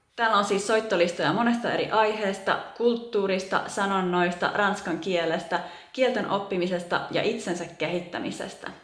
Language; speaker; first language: Finnish; native; Finnish